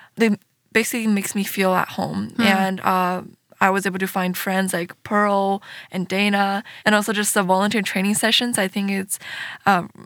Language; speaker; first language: English; early bilingual, other home language; Chinese